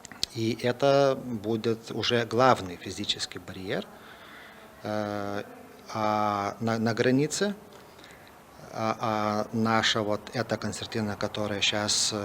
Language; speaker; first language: Russian; non-native, fluent; Lithuanian